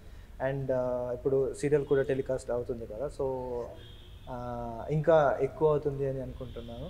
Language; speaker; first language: Telugu; non-native, learner; Kannada